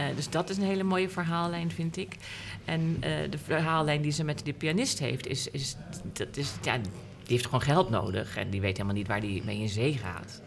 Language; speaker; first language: Dutch; native; Dutch